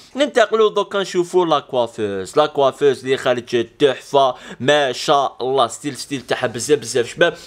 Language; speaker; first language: Arabic; native; Arabic